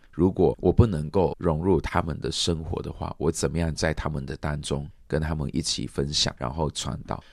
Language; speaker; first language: Chinese; native; Chinese